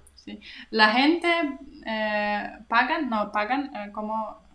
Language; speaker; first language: Spanish; non-native, learner; Kazakh